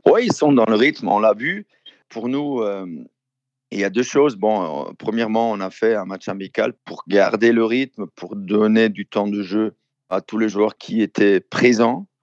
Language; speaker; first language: French; non-native, fluent; German